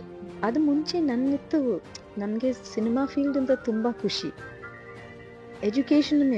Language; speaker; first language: Kannada; non-native, learner; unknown